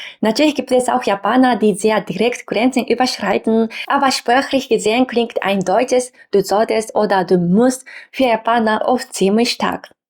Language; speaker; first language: German; non-native, fluent; Japanese